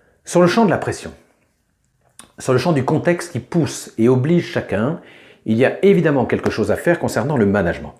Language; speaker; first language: French; native; French